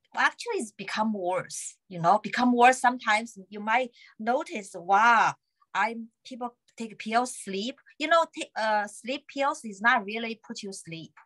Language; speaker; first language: English; non-native, fluent; Chinese